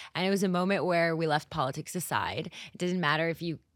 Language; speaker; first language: English; native; English